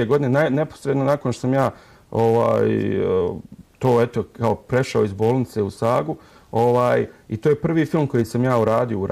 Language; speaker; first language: Serbian; native; Serbian